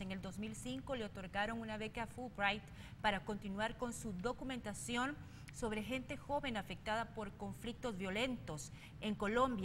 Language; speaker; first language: Spanish; native; Spanish